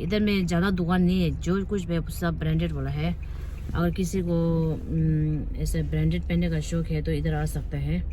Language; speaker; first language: Hindi; non-native, local second language; Tibetan